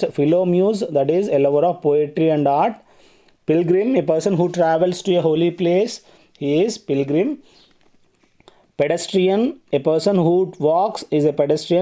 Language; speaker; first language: English; non-native, local second language; Telugu